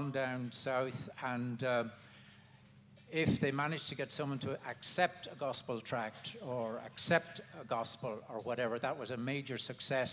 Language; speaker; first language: English; native; English